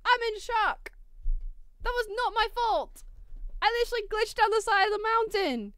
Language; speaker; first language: English; native; English